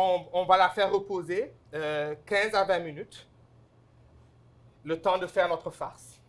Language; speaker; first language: French; non-native, local second language; Wolof